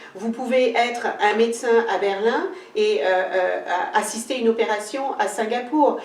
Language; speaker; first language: French; early bilingual, other home language; Kabuverdianu